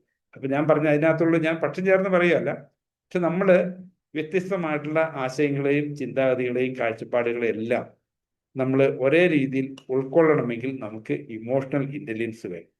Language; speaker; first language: Malayalam; native; Malayalam